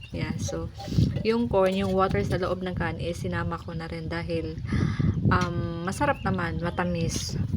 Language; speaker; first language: Filipino; native; Filipino